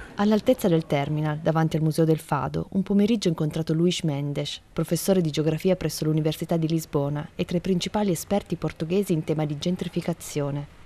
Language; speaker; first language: Italian; native; Italian